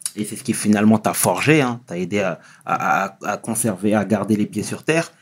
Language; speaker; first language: French; native; French